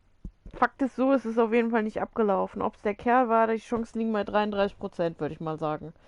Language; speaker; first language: German; native; German